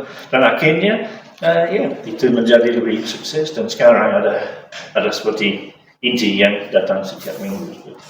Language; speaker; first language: Indonesian; non-native, fluent; English